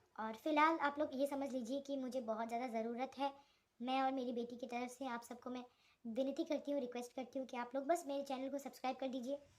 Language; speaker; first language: Hindi; non-native, local second language; Assamese